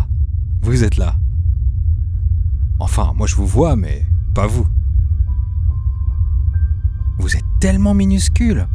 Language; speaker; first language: French; native; French